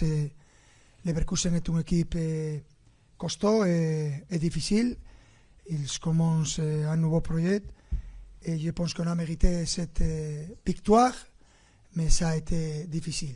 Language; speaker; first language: French; non-native, fluent; Spanish